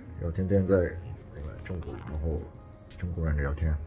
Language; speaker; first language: Chinese; non-native, fluent; Japanese